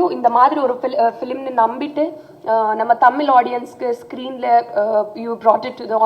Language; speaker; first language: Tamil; non-native, fluent; Telugu